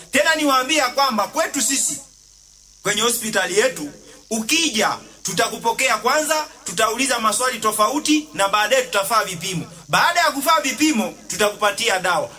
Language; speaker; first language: Swahili; native; Swahili